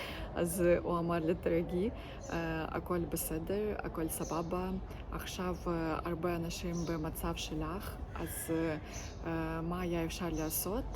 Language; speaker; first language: Hebrew; non-native, learner; Ukrainian